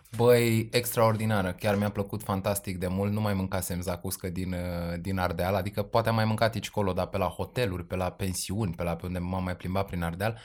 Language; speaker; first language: Romanian; native; Romanian